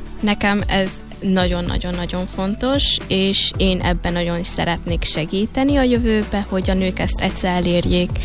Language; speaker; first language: Hungarian; early bilingual, heritage; Hungarian